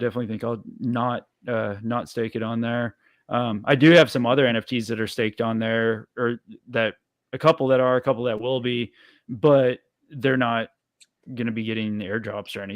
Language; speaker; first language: English; native; English